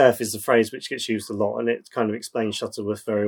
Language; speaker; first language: English; native; English